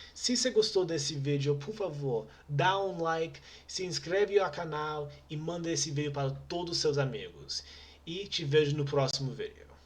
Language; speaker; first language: Portuguese; non-native, fluent; English